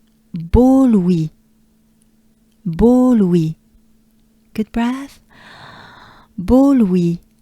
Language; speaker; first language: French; native; French